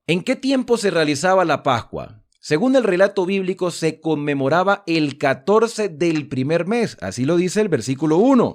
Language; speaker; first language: Spanish; native; Spanish